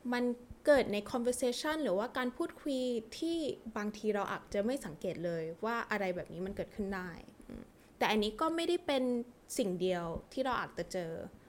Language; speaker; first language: Thai; early bilingual, heritage; Thai